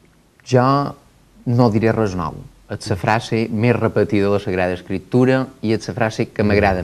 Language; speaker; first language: Catalan; native; Catalan